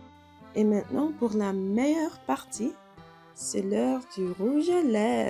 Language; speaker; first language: French; non-native, learner; English